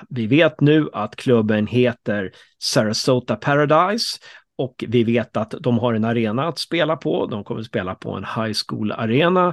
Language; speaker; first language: Swedish; native; Swedish